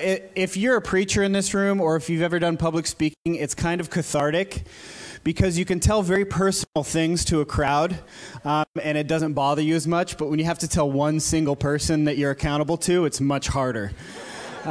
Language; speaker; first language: English; native; English